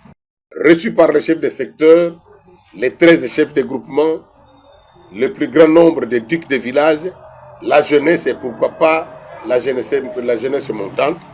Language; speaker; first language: French; non-native, local second language; Kongo